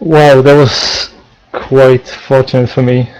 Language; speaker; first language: English; non-native, fluent; Czech